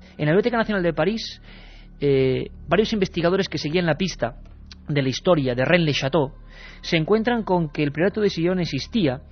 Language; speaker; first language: Spanish; native; Spanish